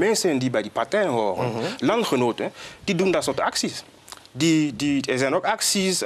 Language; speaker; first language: Dutch; non-native, fluent; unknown